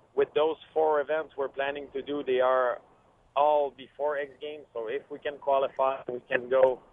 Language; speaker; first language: English; native; English